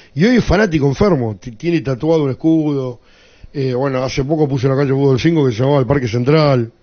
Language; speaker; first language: Spanish; native; Spanish